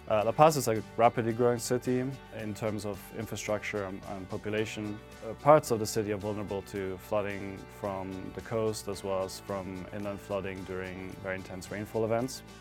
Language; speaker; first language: English; non-native, fluent; German